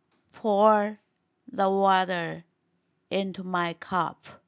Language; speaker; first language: English; non-native, fluent; Chinese